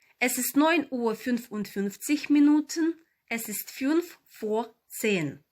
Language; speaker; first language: German; non-native, fluent; Ukrainian